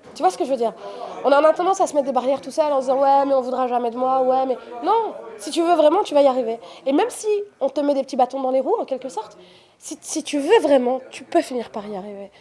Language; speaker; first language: French; native; French